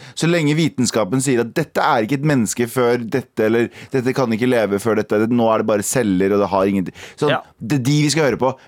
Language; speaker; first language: Norwegian; early bilingual, other home language; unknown